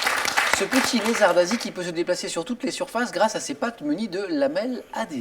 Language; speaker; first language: French; native; French